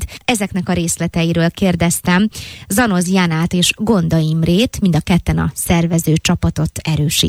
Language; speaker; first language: Hungarian; native; Hungarian